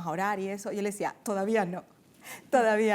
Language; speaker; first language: Spanish; native; Spanish